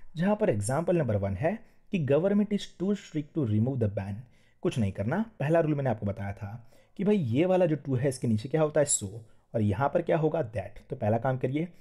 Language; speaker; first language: Hindi; non-native, local second language; Gujarati